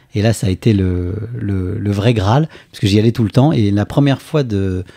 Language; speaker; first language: French; native; French